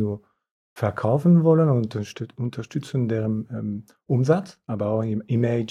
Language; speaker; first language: German; non-native, fluent; French